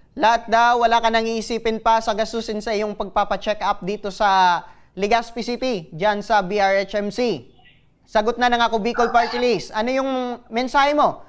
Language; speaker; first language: Filipino; non-native, local second language; Bikol